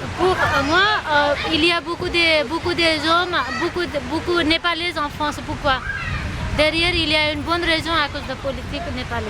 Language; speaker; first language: French; non-native, fluent; Nepali